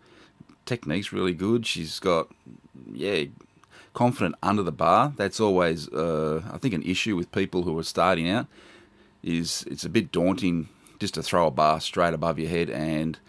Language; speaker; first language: English; native; English